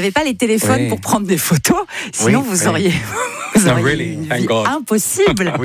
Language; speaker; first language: French; native; French